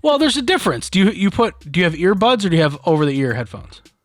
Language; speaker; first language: English; native; English